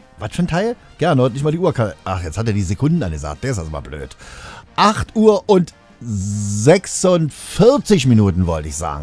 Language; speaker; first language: German; native; German